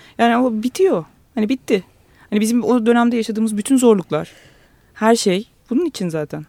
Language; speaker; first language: Turkish; native; Turkish